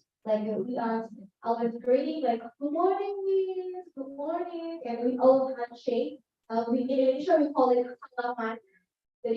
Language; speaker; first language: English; non-native, learner; Indonesian